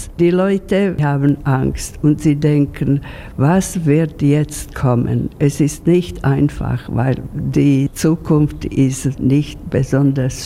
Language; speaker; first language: German; non-native, fluent; Slovak